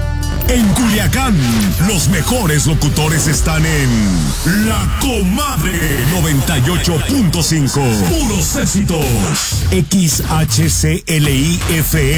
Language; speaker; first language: Spanish; native; Spanish